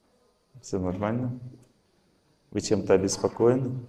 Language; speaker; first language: Russian; native; Russian